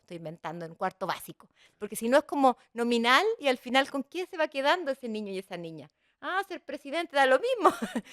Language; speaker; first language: Spanish; native; Spanish